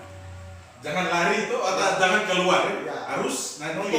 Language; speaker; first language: Indonesian; non-native, fluent; Fijian